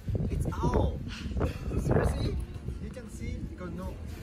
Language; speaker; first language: English; non-native, learner; Japanese